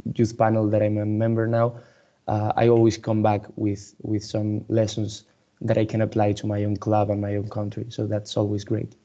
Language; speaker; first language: English; non-native, fluent; Spanish